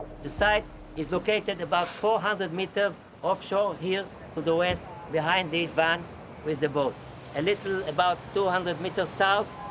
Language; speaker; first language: English; non-native, fluent; Hebrew